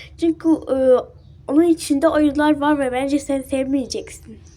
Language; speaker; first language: Turkish; early bilingual, other home language; Arabic